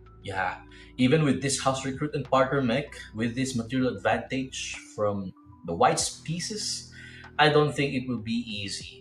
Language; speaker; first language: English; non-native, local second language; Filipino